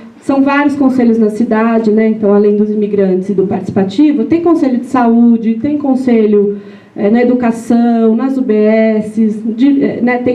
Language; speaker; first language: Portuguese; native; Portuguese